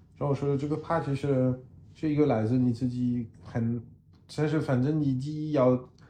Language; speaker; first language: Chinese; non-native, fluent; French